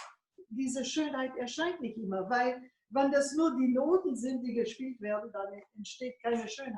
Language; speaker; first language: German; non-native, fluent; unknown